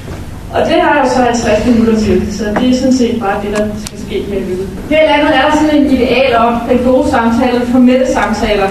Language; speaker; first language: Danish; native; Danish